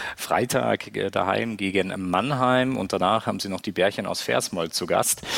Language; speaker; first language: German; native; German